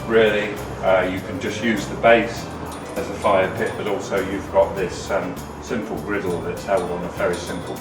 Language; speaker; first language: English; native; English